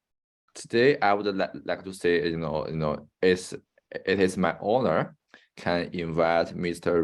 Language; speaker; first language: English; non-native, fluent; Chinese